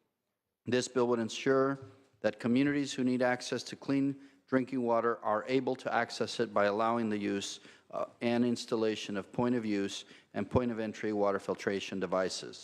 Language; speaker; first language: English; native; English